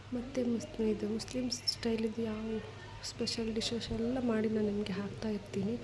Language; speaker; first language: Kannada; non-native, local second language; Malayalam